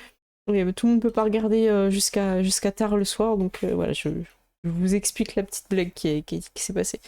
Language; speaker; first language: French; native; French